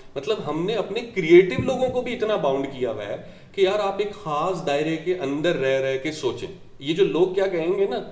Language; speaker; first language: Urdu; native; Urdu